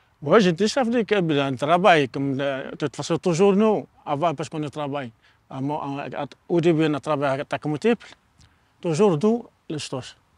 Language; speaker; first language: French; non-native, learner; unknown